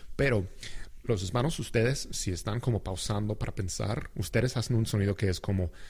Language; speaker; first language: Spanish; non-native, fluent; English